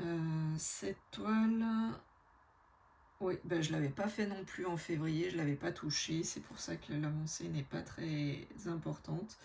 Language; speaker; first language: French; native; French